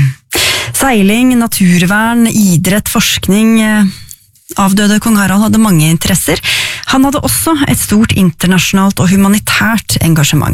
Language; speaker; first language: Norwegian; native; Norwegian